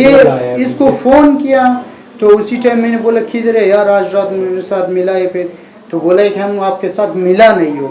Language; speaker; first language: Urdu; non-native, learner; Persian